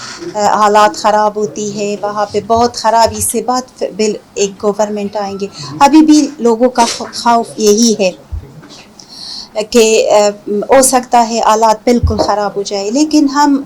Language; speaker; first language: Hindi; non-native, fluent; Punjabi